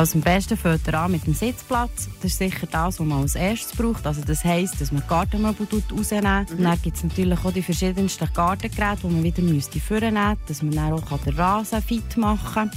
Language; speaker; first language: German; native; German